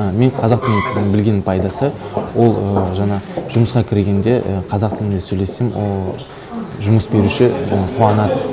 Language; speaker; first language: Kazakh; non-native, local second language; Azerbaijani